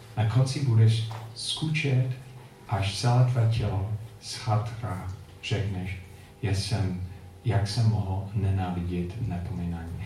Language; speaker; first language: Czech; non-native, fluent; English